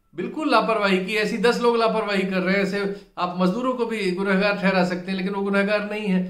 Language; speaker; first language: Hindi; native; Hindi